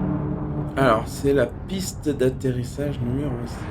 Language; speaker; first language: French; native; French